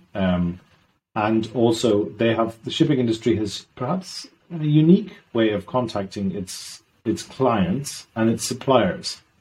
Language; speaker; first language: English; native; English